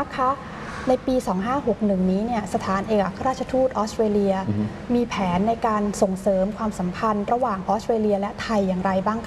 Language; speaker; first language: Thai; native; Thai